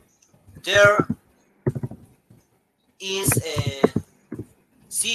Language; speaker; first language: English; non-native, learner; Spanish